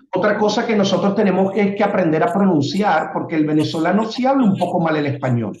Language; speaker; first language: Spanish; native; Spanish